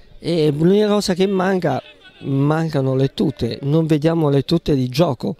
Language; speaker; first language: Italian; native; Italian